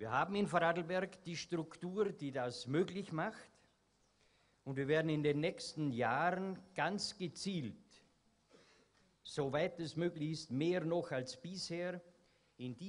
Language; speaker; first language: German; native; German